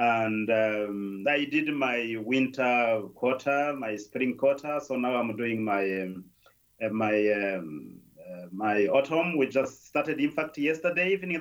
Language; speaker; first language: English; non-native, local second language; Kinyarwanda